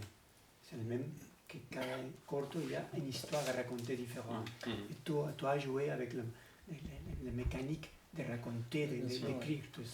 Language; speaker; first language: French; non-native, learner; Spanish